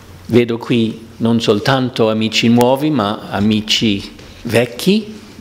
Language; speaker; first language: Italian; non-native, fluent; English